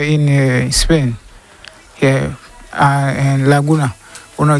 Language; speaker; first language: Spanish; non-native, learner; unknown